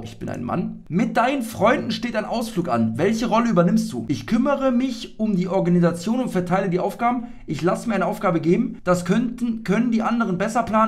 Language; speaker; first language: German; native; German